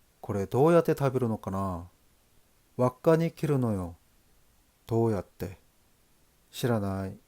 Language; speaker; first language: Japanese; non-native, learner; Korean